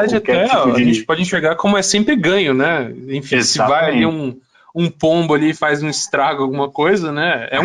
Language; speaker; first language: Portuguese; native; Portuguese